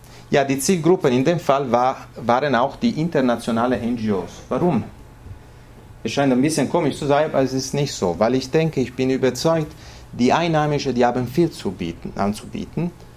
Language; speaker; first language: German; non-native, fluent; Italian